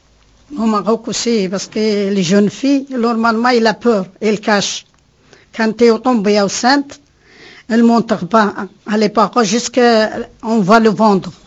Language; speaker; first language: French; non-native, learner; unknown